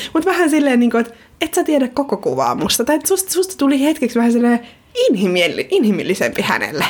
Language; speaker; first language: Finnish; native; Finnish